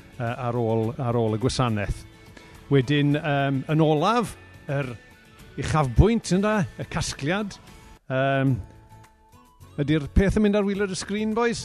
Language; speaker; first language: Welsh; native; Welsh